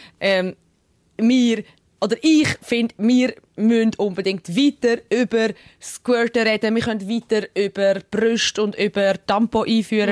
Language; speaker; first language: German; native; German